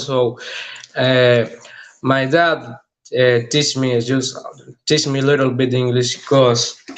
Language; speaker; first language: English; non-native, learner; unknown